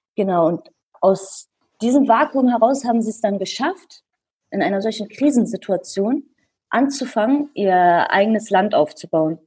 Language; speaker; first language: German; early bilingual, other home language; Kurdish